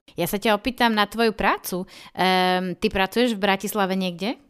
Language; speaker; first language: Slovak; native; Slovak